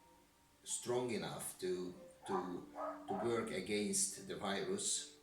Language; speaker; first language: English; non-native, learner; Hungarian